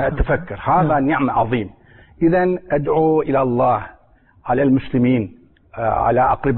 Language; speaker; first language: Arabic; non-native, learner; Turkish